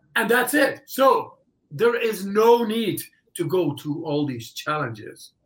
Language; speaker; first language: English; non-native, fluent; Dutch